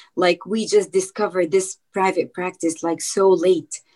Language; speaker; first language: English; non-native, fluent; Arabic